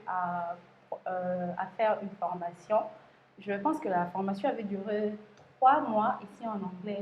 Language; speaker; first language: French; non-native, local second language; Lingala